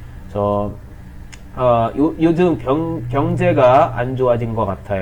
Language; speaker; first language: Korean; non-native, fluent; Filipino